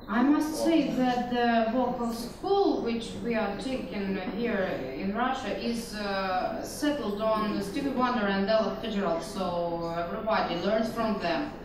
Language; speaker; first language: English; non-native, learner; Russian